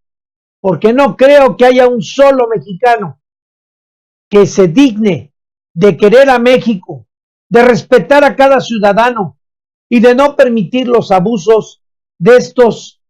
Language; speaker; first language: Spanish; native; Spanish